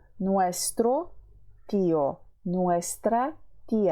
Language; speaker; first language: Spanish; non-native, fluent; Ukrainian